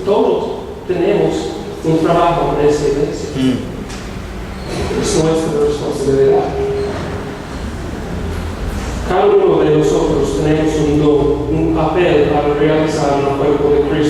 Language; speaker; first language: Spanish; non-native, fluent; English